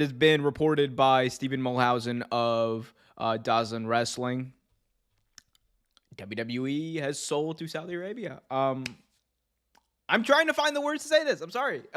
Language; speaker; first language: English; native; English